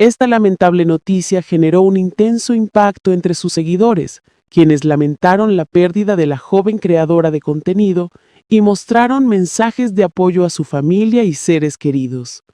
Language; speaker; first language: Spanish; native; Spanish